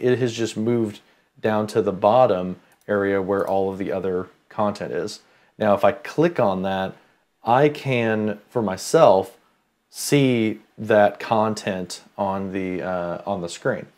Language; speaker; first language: English; native; English